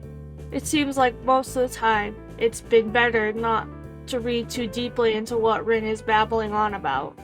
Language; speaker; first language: English; native; English